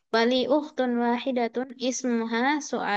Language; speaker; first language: Arabic; non-native, fluent; Indonesian